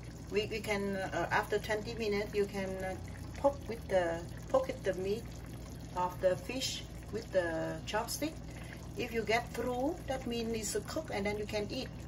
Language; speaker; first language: English; non-native, learner; Vietnamese